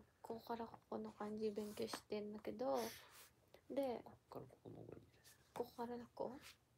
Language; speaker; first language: Japanese; non-native, learner; Filipino